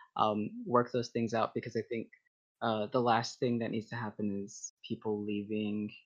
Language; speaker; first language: English; native; English